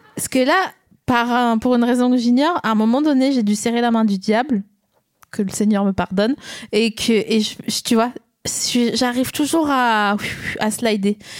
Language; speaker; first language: French; native; French